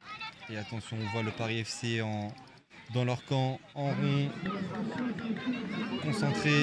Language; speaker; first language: French; native; French